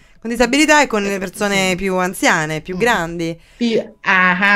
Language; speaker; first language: Italian; native; Italian